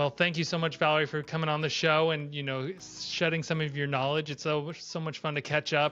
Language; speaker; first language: English; native; English